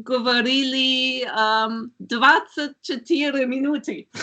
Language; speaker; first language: Russian; non-native, learner; German